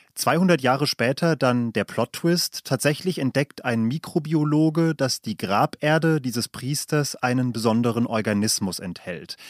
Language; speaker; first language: German; native; German